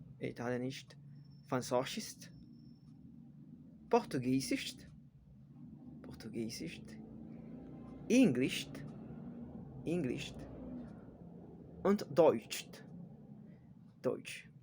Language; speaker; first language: German; non-native, learner; Spanish